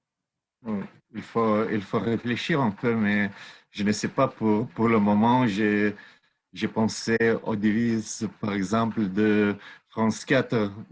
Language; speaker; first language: French; non-native, fluent; Lithuanian